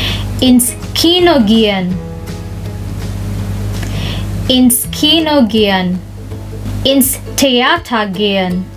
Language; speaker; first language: German; non-native, local second language; Filipino